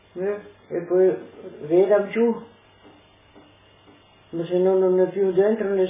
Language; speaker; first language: Italian; non-native, local second language; Slovenian